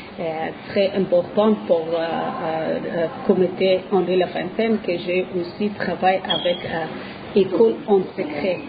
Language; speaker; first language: French; non-native, learner; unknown